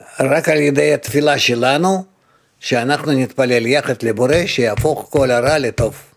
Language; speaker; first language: Hebrew; non-native, fluent; Russian